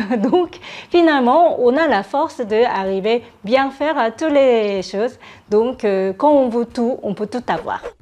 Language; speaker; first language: French; non-native, fluent; Korean